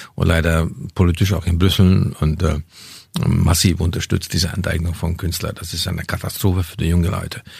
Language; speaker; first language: German; non-native, fluent; Hungarian